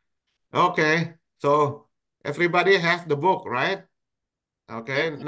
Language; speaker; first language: English; non-native, local second language; Indonesian